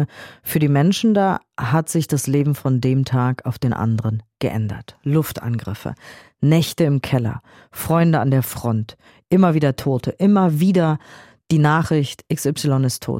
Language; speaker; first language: German; native; German